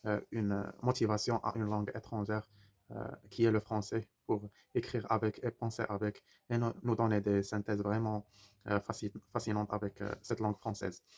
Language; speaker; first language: French; non-native, fluent; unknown